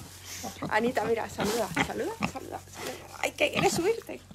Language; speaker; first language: Spanish; native; Spanish